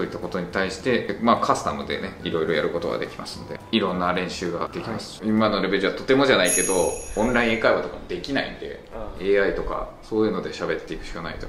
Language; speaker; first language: Japanese; native; Japanese